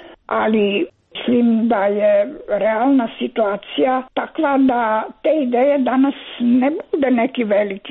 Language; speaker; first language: Croatian; native; Croatian